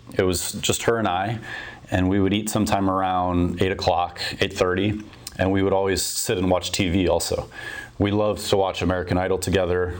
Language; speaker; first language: English; native; English